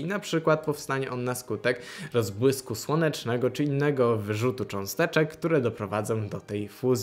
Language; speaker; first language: Polish; native; Polish